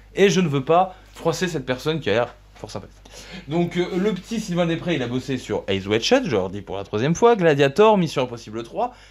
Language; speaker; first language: French; native; French